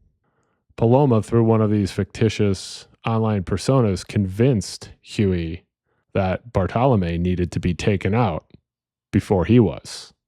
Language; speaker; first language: English; native; English